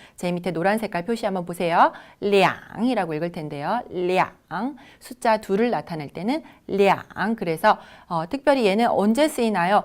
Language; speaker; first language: Korean; native; Korean